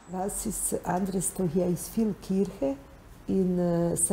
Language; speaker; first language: German; non-native, learner; Bosnian